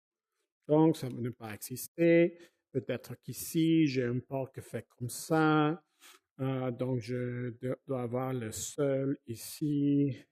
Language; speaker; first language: French; non-native, fluent; Spanish